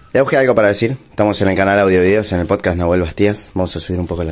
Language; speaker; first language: Spanish; native; Spanish